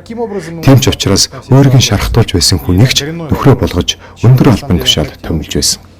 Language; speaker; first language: Mongolian; native; Mongolian